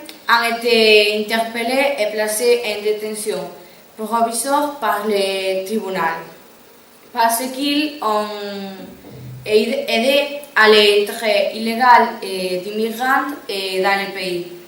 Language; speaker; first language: French; non-native, learner; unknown